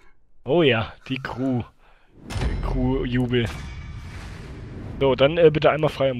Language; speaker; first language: German; native; German